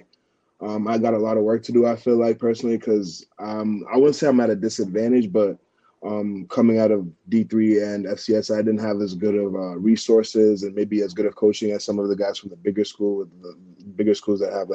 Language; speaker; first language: English; early bilingual, other home language; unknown